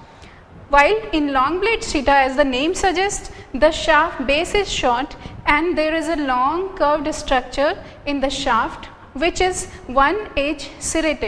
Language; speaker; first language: English; non-native, local second language; Hindi